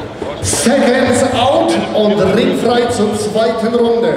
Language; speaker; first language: German; native; German